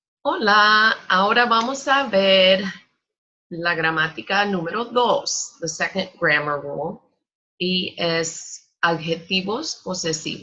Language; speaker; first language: Spanish; non-native, fluent; English